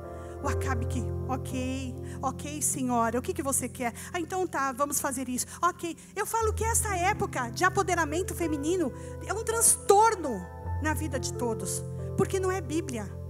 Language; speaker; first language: Portuguese; native; Portuguese